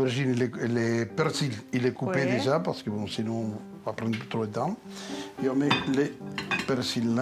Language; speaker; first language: French; non-native, fluent; Spanish